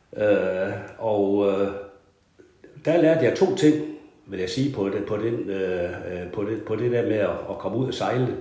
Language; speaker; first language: Danish; native; Danish